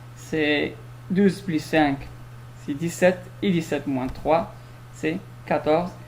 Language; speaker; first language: French; non-native, local second language; Arabic